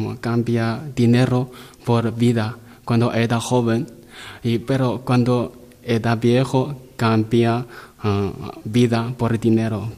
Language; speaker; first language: Spanish; non-native, learner; Chinese